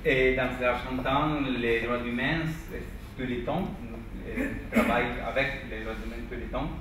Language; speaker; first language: French; non-native, learner; Spanish